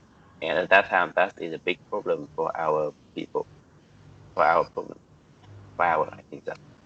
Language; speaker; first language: English; non-native, learner; Vietnamese